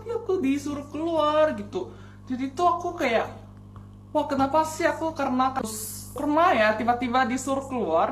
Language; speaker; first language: Indonesian; non-native, fluent; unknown